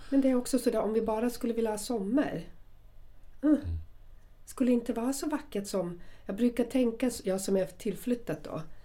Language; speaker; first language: Swedish; non-native, fluent; German